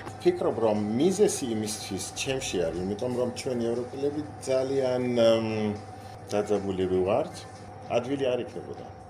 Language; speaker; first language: Georgian; non-native, learner; German